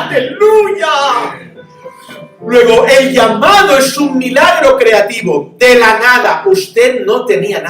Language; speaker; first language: Spanish; native; Spanish